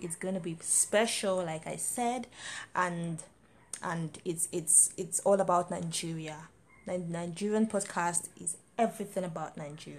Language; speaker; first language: English; non-native, local second language; Igbo